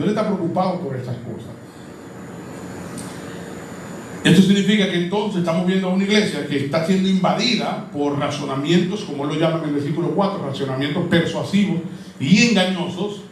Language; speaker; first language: Spanish; native; Spanish